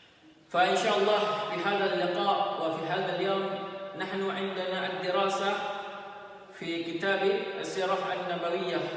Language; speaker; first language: Arabic; non-native, fluent; Indonesian